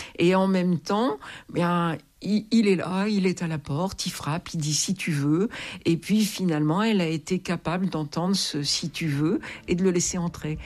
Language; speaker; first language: French; native; French